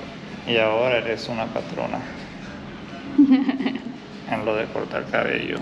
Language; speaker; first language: Spanish; non-native, learner; English